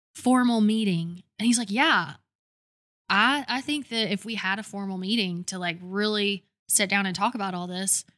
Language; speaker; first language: English; native; English